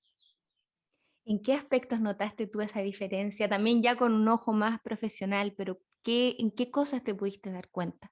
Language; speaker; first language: Spanish; native; Spanish